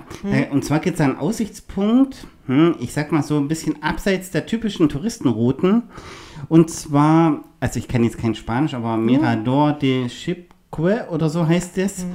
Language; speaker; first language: German; native; German